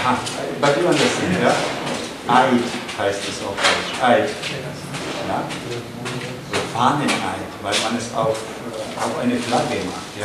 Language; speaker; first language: German; non-native, fluent; Czech